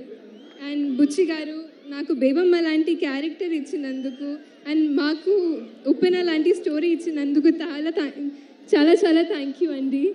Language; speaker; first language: Telugu; non-native, fluent; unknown